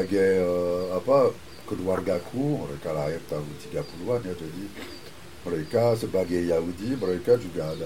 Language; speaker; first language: Indonesian; non-native, fluent; French